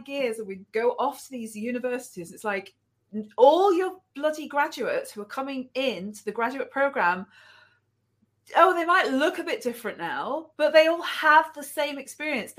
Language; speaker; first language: English; native; English